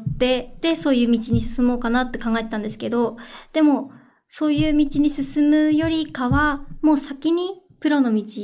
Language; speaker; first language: Japanese; native; Japanese